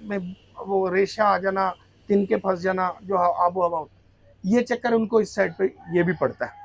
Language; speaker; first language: Urdu; non-native, local second language; Punjabi